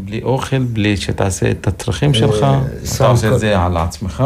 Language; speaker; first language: Hebrew; non-native, local second language; Arabic